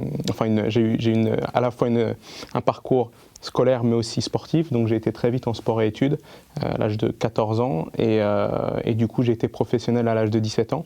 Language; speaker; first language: French; native; French